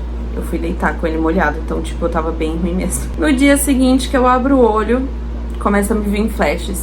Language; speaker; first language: Portuguese; native; Portuguese